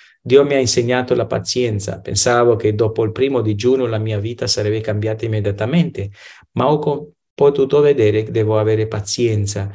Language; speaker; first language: Italian; non-native, fluent; Romanian